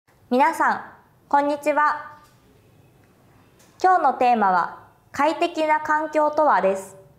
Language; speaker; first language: Japanese; non-native, fluent; Vietnamese